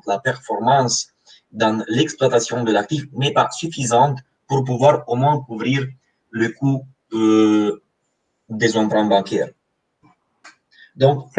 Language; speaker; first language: French; non-native, fluent; Romanian